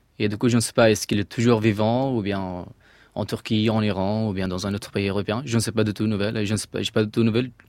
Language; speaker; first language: French; non-native, fluent; Persian